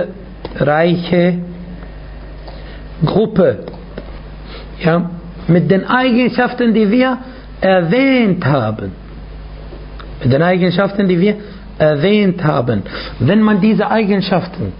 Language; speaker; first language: German; non-native, fluent; Arabic